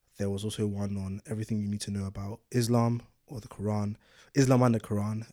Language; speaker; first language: English; early bilingual, other home language; Yoruba